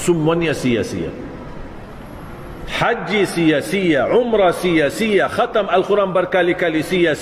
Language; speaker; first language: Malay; non-native, fluent; Arabic